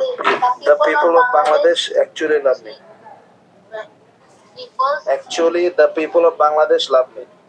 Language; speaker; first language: English; non-native, learner; Bangla